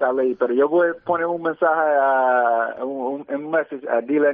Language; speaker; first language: Spanish; early bilingual, heritage; English